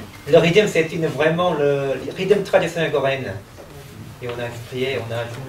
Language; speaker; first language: French; non-native, learner; Korean